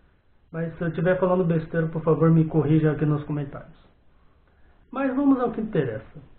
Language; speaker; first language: Portuguese; native; Portuguese